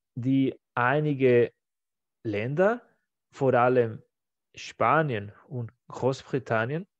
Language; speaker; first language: German; non-native, fluent; Spanish